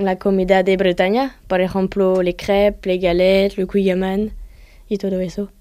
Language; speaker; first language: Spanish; non-native, learner; French